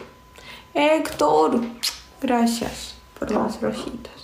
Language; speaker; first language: Spanish; non-native, fluent; Russian